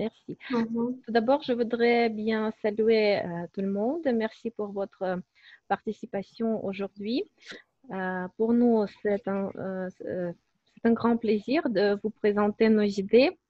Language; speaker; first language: French; non-native, fluent; Russian